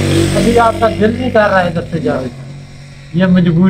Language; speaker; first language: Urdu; non-native, local second language; Punjabi